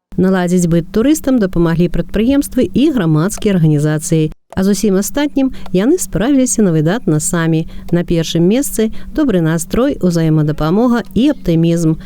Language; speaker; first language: Belarusian; native; Belarusian